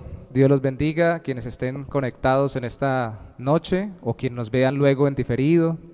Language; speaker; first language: Spanish; native; Spanish